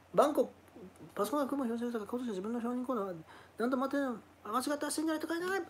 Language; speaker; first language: English; non-native, learner; Japanese